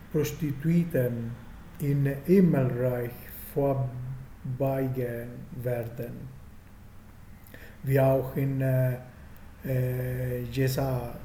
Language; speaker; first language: German; non-native, fluent; Italian